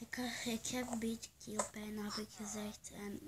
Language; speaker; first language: Dutch; early bilingual, other home language; Turkish